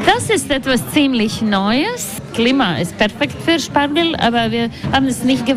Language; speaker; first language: German; non-native, fluent; Latvian